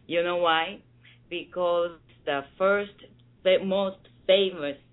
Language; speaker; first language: English; non-native, fluent; Japanese